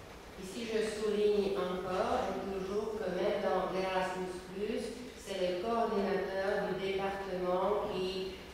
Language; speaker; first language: French; non-native, fluent; Slovak